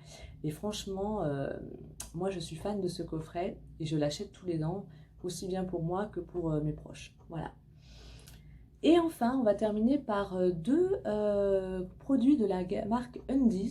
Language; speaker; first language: French; native; French